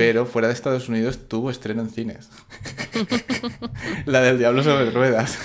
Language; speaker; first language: Spanish; native; Spanish